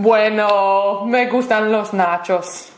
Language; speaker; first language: Spanish; non-native, fluent; English